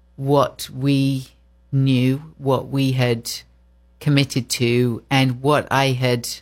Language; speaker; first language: English; native; English